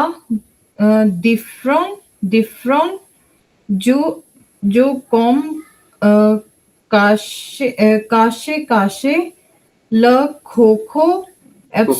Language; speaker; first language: French; non-native, learner; Hindi